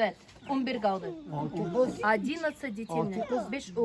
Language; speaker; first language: Turkish; non-native, learner; Russian